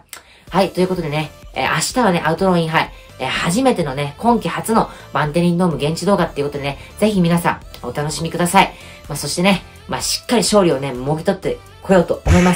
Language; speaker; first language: Japanese; native; Japanese